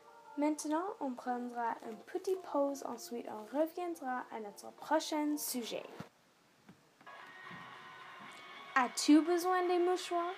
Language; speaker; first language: French; non-native, local second language; English